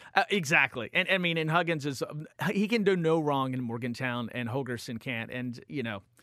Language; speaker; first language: English; native; English